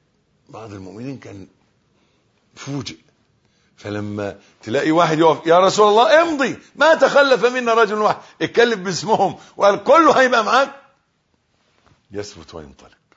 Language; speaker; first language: Arabic; native; Arabic